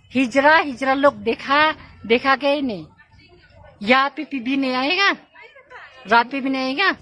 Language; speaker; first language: Hindi; non-native, local second language; Khasi